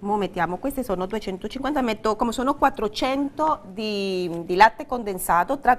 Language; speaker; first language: Italian; non-native, fluent; Spanish